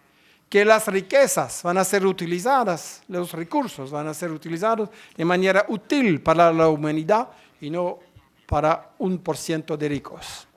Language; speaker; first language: Spanish; non-native, fluent; French